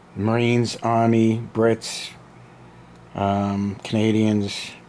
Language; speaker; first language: English; native; English